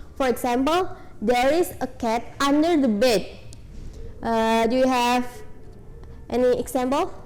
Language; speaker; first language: English; non-native, learner; Indonesian